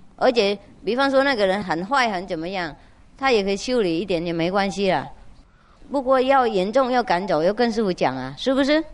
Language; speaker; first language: Chinese; non-native, fluent; Vietnamese